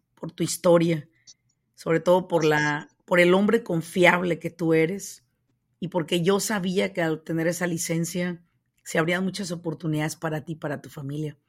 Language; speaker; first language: Spanish; native; Spanish